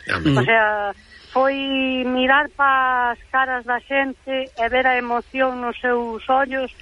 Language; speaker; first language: Galician; native; Galician